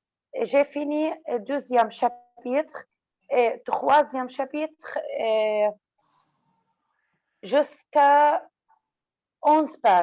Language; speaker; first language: French; non-native, fluent; Arabic